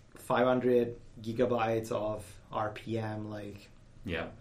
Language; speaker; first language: English; non-native, fluent; Italian